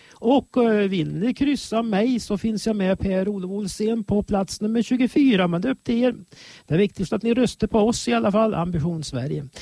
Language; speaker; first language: Swedish; native; Swedish